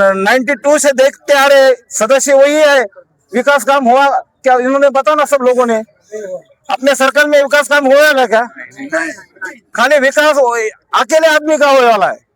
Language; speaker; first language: Hindi; non-native, local second language; Marathi